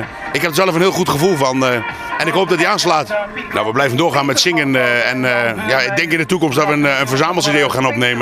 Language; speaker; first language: Dutch; native; Dutch